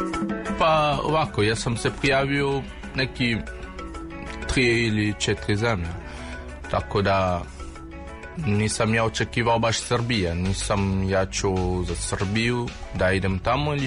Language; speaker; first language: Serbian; non-native, learner; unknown